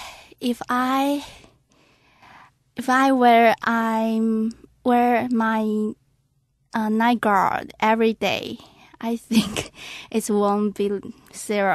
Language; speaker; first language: English; non-native, learner; Chinese